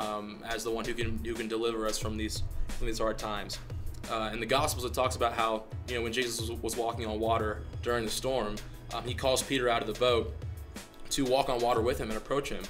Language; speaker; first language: English; native; English